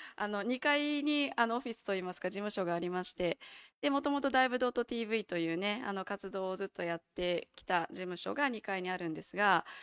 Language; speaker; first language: Japanese; native; Japanese